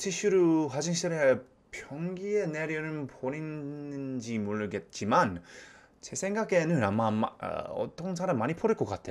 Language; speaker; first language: Korean; non-native, fluent; English